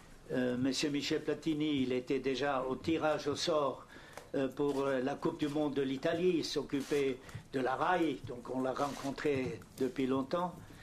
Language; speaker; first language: French; non-native, fluent; German